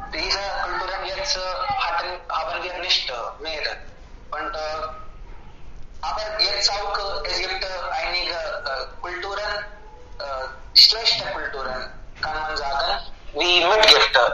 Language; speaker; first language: German; non-native, learner; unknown